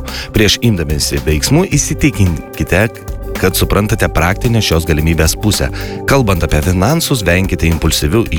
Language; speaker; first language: Lithuanian; native; Lithuanian